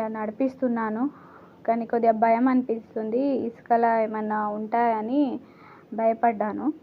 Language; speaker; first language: Telugu; non-native, learner; Marathi